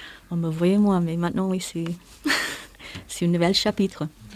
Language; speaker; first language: French; non-native, fluent; English